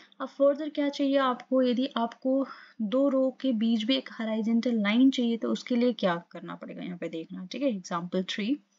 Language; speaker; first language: Hindi; non-native, local second language; Assamese